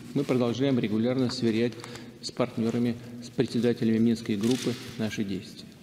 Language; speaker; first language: Russian; native; Russian